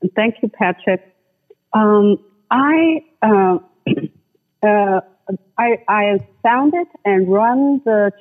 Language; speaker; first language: English; non-native, fluent; Chinese